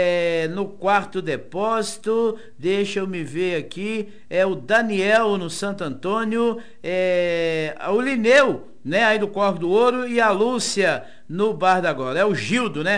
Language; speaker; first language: Portuguese; native; Portuguese